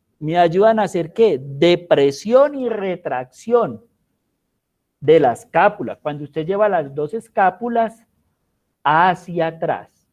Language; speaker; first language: Spanish; native; Spanish